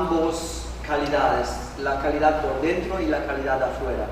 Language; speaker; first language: Spanish; non-native, learner; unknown